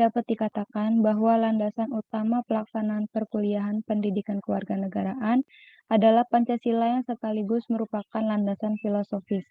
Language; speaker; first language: Indonesian; native; Indonesian